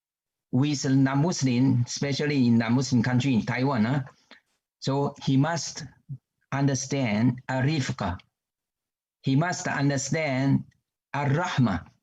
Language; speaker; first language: English; non-native, learner; Chinese